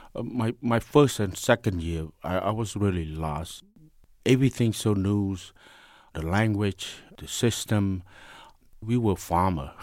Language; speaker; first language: English; non-native, learner; Khmer